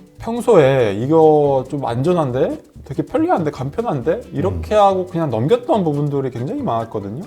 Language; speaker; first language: Korean; non-native, fluent; Finnish